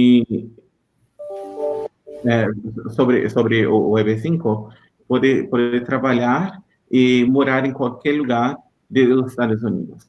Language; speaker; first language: Spanish; non-native, learner; Portuguese